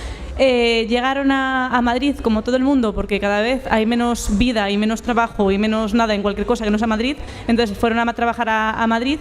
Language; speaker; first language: Spanish; native; Spanish